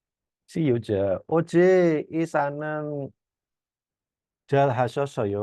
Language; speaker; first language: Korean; non-native, fluent; Indonesian